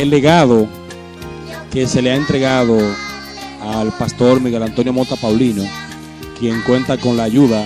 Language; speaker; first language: Spanish; native; Spanish